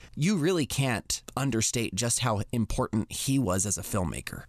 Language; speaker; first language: English; native; English